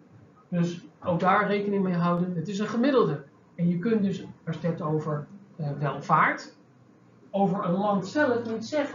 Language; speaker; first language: Dutch; native; Dutch